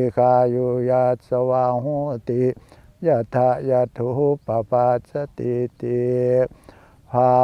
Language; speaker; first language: Thai; native; Thai